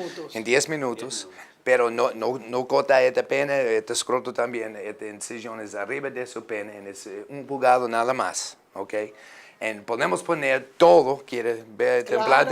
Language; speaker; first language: Spanish; non-native, learner; English